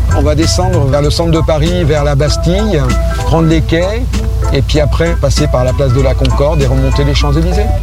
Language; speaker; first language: French; native; French